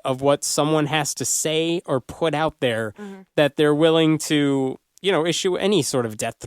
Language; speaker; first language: English; native; English